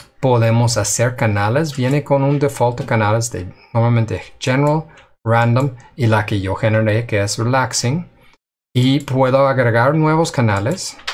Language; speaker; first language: Spanish; non-native, fluent; English